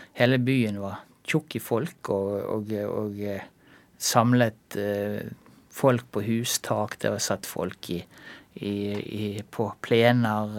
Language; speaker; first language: Norwegian; native; Norwegian